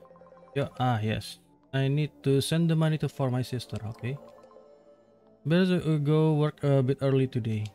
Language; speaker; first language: English; non-native, learner; Indonesian